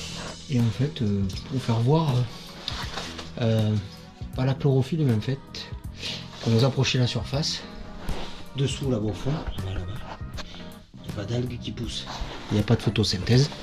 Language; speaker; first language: French; native; French